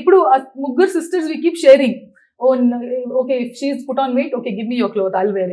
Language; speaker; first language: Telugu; non-native, learner; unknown